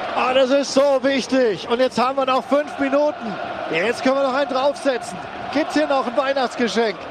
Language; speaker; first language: German; native; German